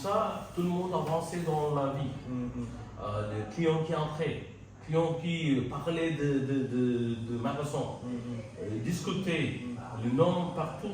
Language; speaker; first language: French; non-native, learner; Tamil